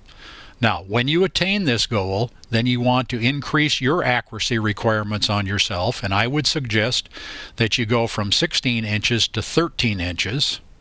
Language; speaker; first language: English; native; English